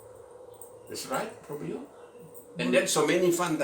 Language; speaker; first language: English; non-native, learner; Indonesian